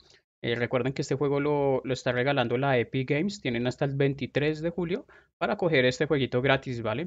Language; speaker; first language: Spanish; native; Spanish